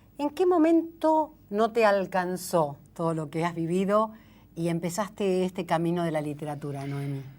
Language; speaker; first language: Spanish; native; Spanish